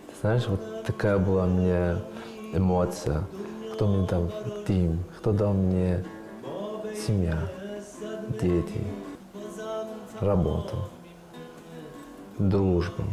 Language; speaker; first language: Russian; non-native, fluent; Persian